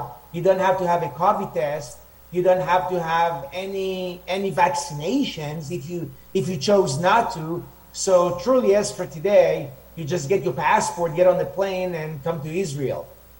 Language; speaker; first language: English; non-native, fluent; Hebrew